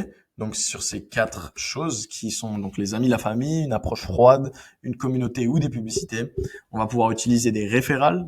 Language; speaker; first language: French; native; French